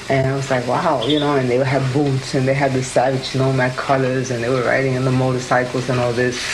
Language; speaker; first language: English; early bilingual, other home language; Spanish